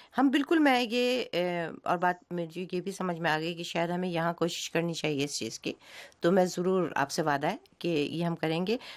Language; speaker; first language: Urdu; native; Urdu